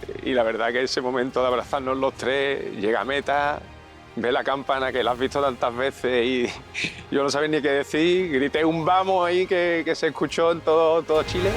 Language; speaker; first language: Spanish; native; Spanish